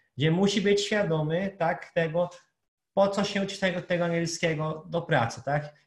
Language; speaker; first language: Polish; non-native, fluent; Portuguese